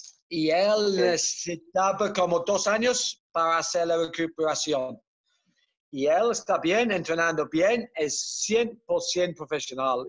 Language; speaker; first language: Spanish; non-native, fluent; Dutch